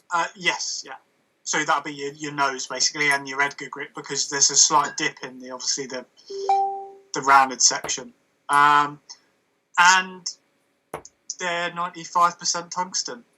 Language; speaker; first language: English; native; English